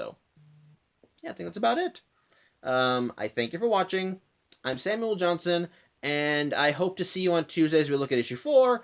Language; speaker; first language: English; native; English